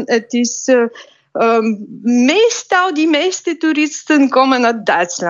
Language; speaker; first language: Dutch; non-native, fluent; Bulgarian